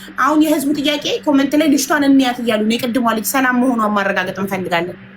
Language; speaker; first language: Amharic; native; Amharic